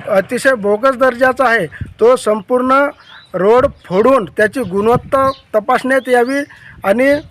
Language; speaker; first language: Marathi; native; Marathi